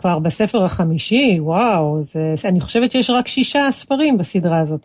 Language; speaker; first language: Hebrew; native; Hebrew